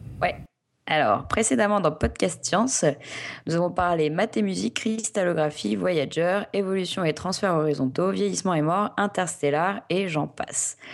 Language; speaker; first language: French; native; French